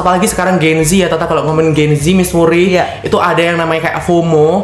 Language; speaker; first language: Indonesian; native; Indonesian